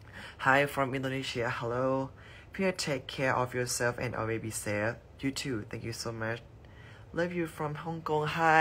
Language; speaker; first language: English; non-native, learner; Thai